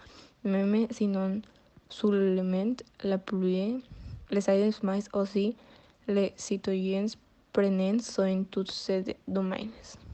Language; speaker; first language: French; non-native, learner; Spanish